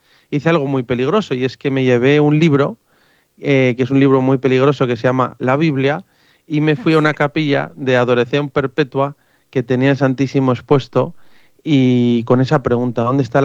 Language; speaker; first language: Spanish; native; Spanish